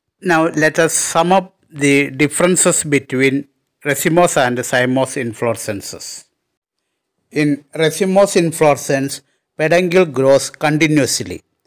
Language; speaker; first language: English; non-native, local second language; Malayalam